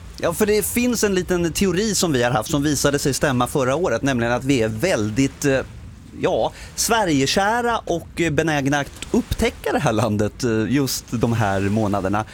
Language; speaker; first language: Swedish; native; Swedish